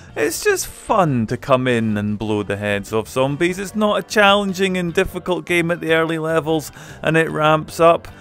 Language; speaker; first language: English; native; English